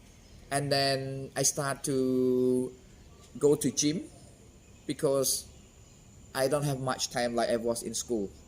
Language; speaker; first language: English; non-native, fluent; Khmer